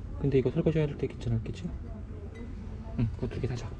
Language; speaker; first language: Korean; non-native, fluent; Japanese